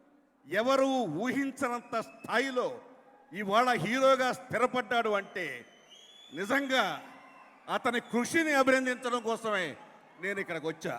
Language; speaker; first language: Telugu; native; Telugu